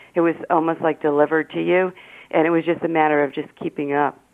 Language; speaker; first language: English; native; English